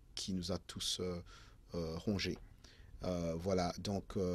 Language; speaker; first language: French; non-native, local second language; Haitian Creole